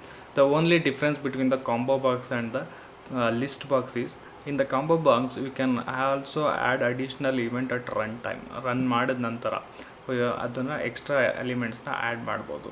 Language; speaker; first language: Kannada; native; Kannada